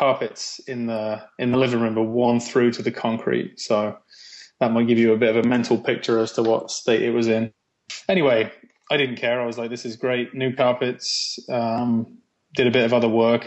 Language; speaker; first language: English; native; English